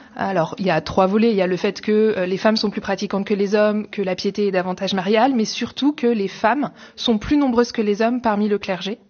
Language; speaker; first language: French; native; French